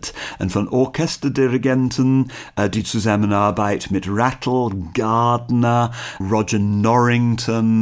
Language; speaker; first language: German; non-native, fluent; English